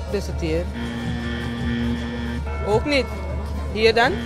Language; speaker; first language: Dutch; non-native, learner; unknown